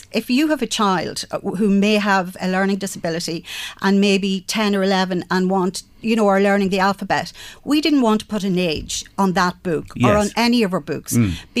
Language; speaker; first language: English; native; English